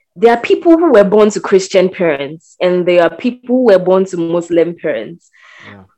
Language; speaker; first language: English; non-native, local second language; Akan